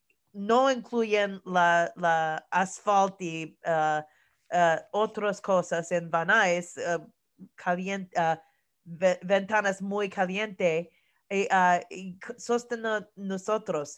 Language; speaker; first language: Spanish; non-native, learner; English